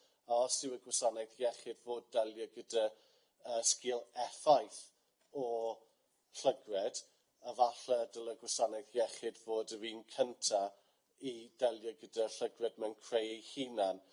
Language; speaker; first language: Welsh; non-native, fluent; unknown